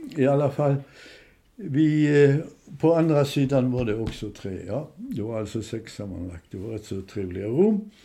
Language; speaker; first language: Swedish; non-native, fluent; German